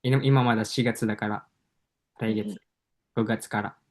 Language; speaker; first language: Japanese; non-native, fluent; Indonesian